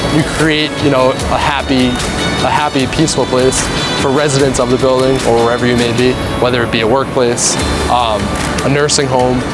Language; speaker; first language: English; native; English